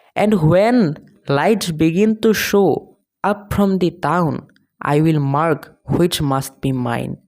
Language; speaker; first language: English; non-native, local second language; Assamese